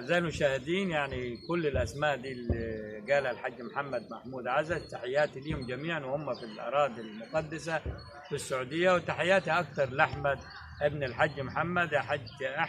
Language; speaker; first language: Arabic; native; Arabic